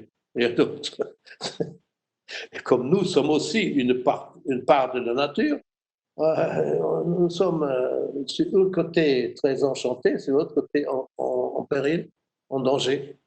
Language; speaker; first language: French; non-native, fluent; German